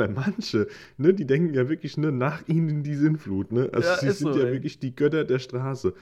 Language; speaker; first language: German; native; German